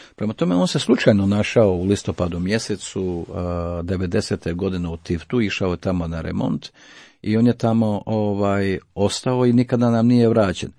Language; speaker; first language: Croatian; native; Croatian